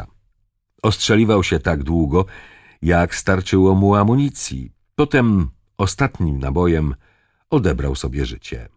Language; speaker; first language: Polish; native; Polish